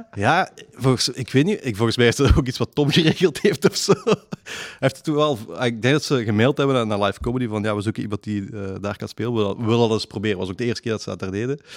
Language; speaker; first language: Dutch; native; Dutch